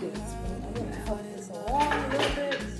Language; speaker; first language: English; native; English